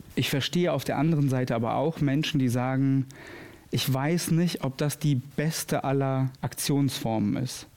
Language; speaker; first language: German; early bilingual, other home language; Albanian